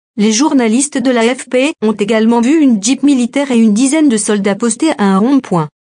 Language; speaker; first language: French; non-native, local second language; Lingala